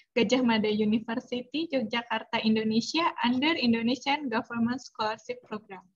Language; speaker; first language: English; non-native, fluent; Indonesian